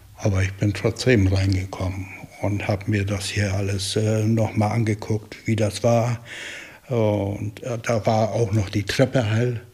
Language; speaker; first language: German; native; German